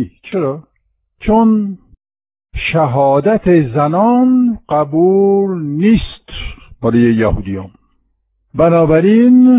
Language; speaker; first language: Persian; non-native, fluent; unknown